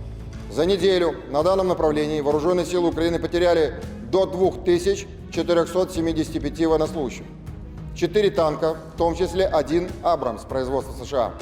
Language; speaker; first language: Russian; native; Russian